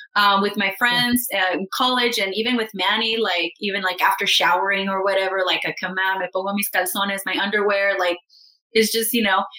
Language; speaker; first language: English; native; English